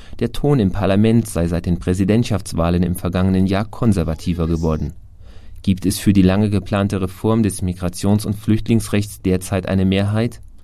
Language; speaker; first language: German; native; German